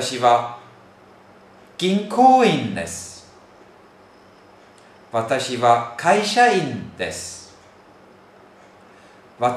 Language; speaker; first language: Japanese; non-native, fluent; Turkish